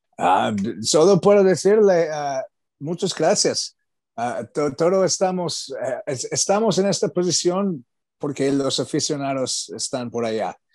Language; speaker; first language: Spanish; non-native, learner; English